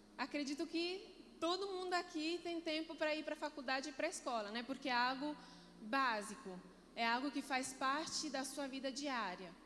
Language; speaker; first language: Portuguese; non-native, fluent; Italian